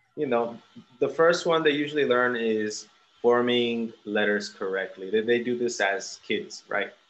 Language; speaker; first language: English; early bilingual, other home language; Spanish